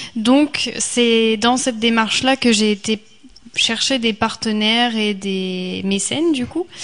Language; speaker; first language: French; native; French